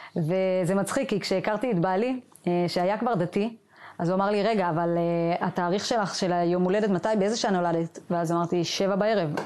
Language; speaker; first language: Hebrew; native; Hebrew